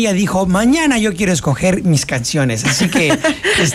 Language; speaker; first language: Spanish; native; Spanish